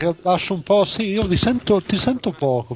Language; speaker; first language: Italian; native; Italian